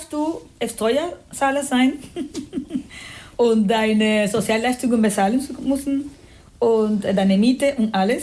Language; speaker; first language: German; non-native, fluent; Spanish